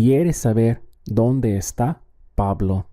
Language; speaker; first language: Spanish; non-native, fluent; English